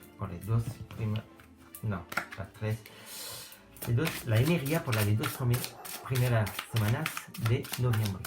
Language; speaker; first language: Spanish; non-native, learner; French